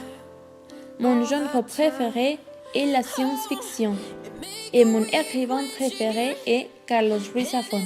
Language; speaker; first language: French; non-native, learner; Spanish